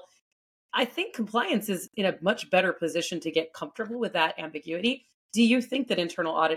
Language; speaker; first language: English; native; English